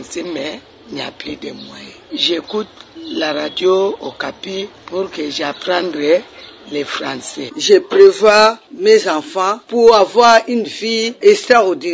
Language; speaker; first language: French; non-native, learner; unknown